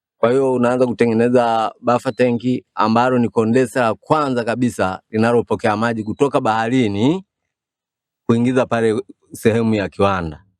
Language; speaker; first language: Swahili; non-native, local second language; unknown